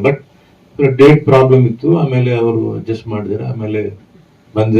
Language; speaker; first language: Kannada; non-native, fluent; Tulu